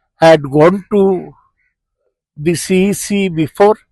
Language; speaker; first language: English; non-native, local second language; Bangla